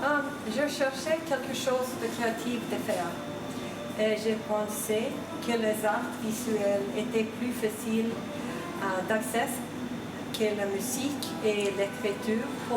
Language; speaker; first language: French; non-native, fluent; Swedish